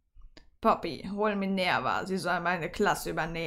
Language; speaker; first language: German; native; German